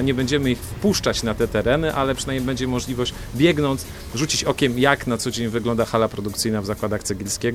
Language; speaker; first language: Polish; native; Polish